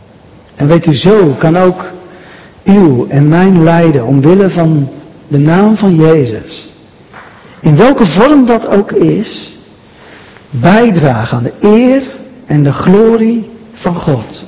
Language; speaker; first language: Dutch; native; Dutch